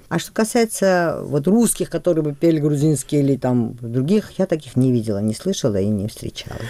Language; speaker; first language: Russian; non-native, local second language; Georgian